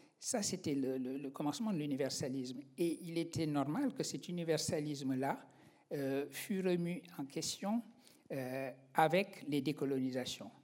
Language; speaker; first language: French; non-native, local second language; Wolof